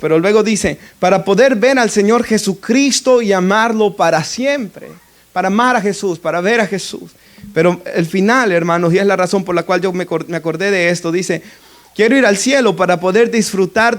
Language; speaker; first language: Spanish; native; Spanish